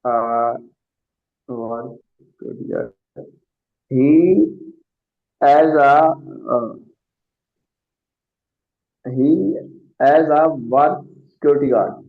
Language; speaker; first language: English; non-native, learner; Urdu